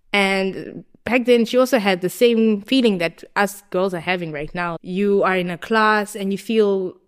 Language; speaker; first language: English; non-native, local second language; Shona